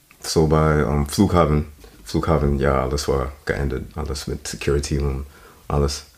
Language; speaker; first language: German; non-native, learner; English